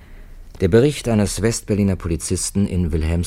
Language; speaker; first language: German; native; German